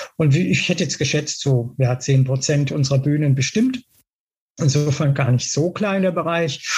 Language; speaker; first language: German; native; German